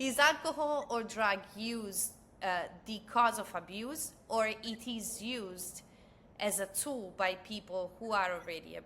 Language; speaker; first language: English; non-native, fluent; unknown